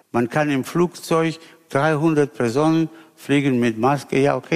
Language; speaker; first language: German; non-native, fluent; Spanish